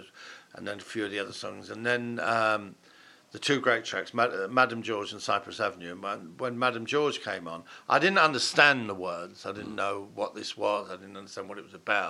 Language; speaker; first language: English; native; English